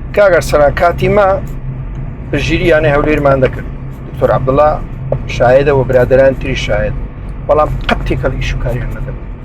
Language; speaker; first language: Central Kurdish; native; Central Kurdish